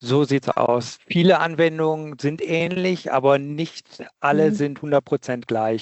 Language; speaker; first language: German; native; German